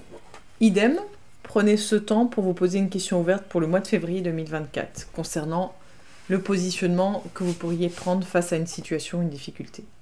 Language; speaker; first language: French; native; French